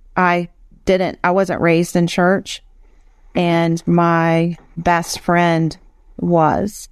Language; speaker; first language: English; native; English